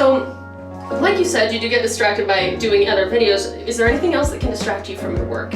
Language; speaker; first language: English; native; English